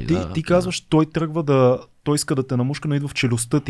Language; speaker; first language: Bulgarian; native; Bulgarian